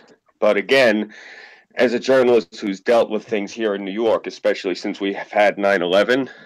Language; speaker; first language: English; native; English